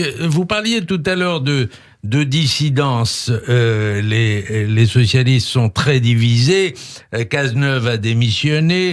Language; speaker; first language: French; native; French